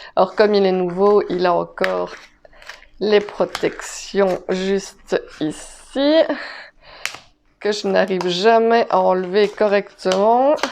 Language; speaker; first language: French; native; French